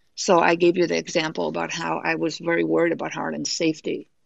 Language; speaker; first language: English; non-native, fluent; Vietnamese